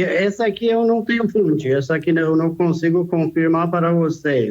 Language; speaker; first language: Portuguese; non-native, fluent; Persian